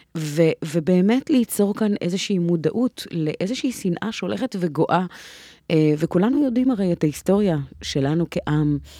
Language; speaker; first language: Hebrew; native; Hebrew